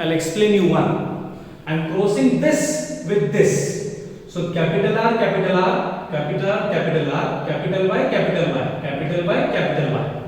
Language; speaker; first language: English; non-native, local second language; Hindi